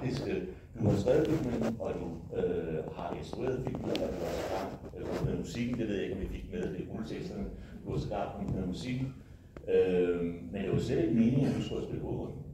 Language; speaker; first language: Danish; native; Danish